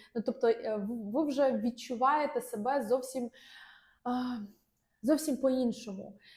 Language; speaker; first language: Ukrainian; non-native, local second language; Russian